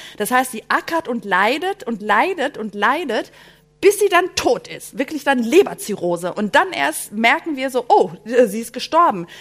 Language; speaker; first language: German; early bilingual, other home language; Greek